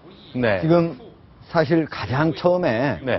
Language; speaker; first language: Korean; native; Korean